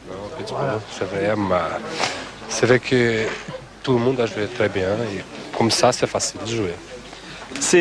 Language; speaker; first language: French; non-native, learner; Portuguese